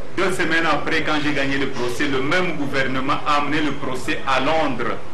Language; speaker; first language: French; non-native, local second language; Swahili